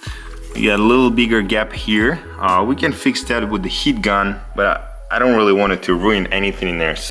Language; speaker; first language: English; non-native, fluent; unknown